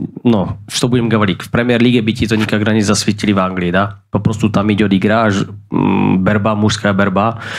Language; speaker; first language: Russian; non-native, fluent; Czech